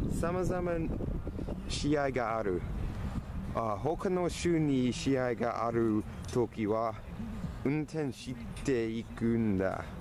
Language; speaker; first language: Japanese; non-native, learner; English